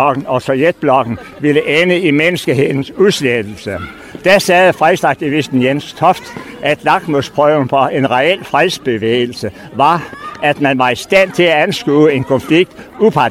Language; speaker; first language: Danish; native; Danish